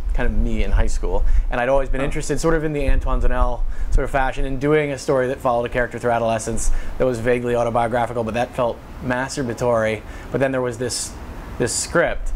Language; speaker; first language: English; native; English